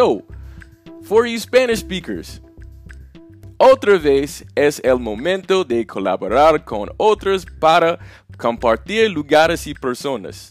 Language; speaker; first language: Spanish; non-native, learner; English